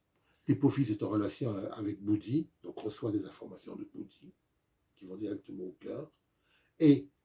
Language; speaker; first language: French; native; French